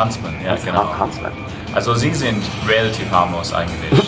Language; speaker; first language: German; non-native, fluent; English